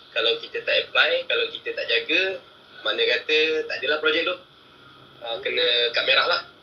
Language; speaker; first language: Malay; native; Malay